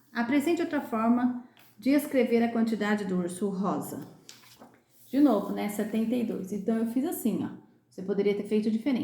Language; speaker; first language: Portuguese; native; Portuguese